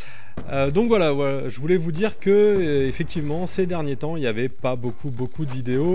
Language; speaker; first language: French; native; French